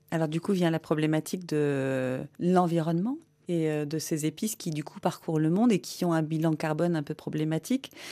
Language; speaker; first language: French; native; French